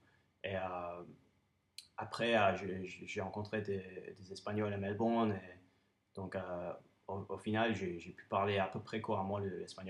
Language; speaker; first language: French; non-native, fluent; English